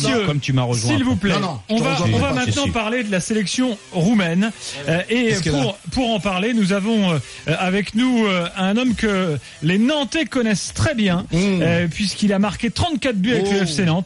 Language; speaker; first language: French; native; French